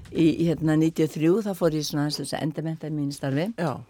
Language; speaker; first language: Icelandic; non-native, fluent; Faroese